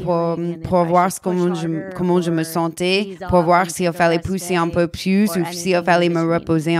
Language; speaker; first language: French; non-native, learner; English